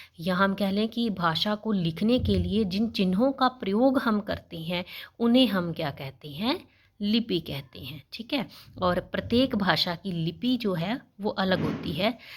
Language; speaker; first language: Hindi; non-native, local second language; Punjabi